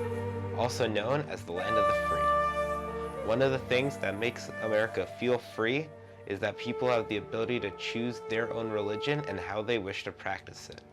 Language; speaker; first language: English; native; English